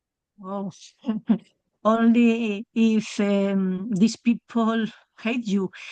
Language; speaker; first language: English; non-native, learner; Spanish